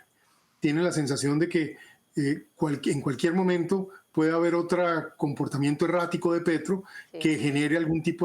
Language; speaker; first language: Spanish; native; Spanish